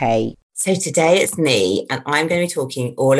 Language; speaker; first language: English; native; English